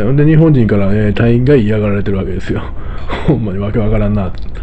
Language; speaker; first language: Japanese; native; Japanese